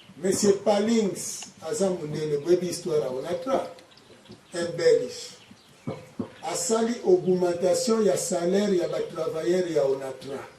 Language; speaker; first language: Lingala; non-native, local second language; Kongo